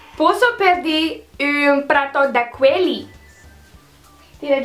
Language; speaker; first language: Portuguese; non-native, learner; Dutch